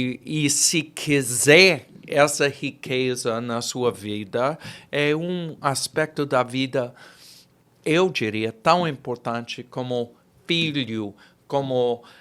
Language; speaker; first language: Portuguese; non-native, fluent; English